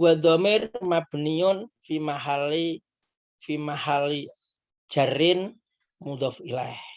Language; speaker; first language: Arabic; non-native, fluent; Indonesian